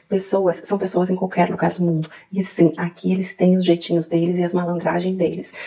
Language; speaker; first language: Portuguese; native; Portuguese